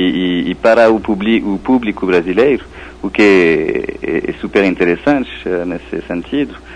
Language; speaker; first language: Portuguese; non-native, fluent; French